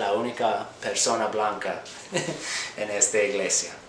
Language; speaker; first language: Spanish; non-native, fluent; English